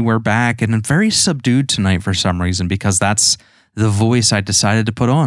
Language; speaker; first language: English; native; English